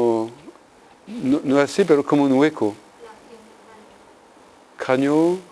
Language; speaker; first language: Spanish; non-native, fluent; French